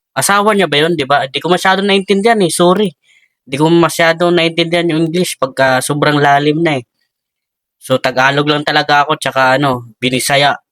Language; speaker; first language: Filipino; native; Filipino